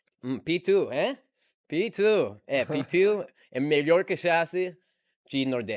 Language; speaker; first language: Portuguese; non-native, learner; English